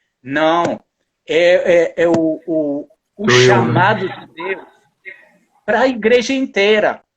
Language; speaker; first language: Portuguese; non-native, fluent; English